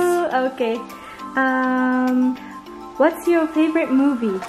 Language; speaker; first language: English; non-native, learner; Japanese